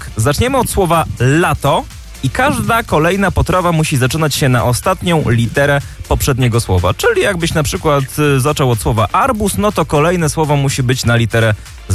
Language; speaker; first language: Polish; native; Polish